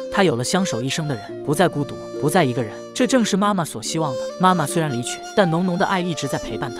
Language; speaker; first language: Chinese; native; Chinese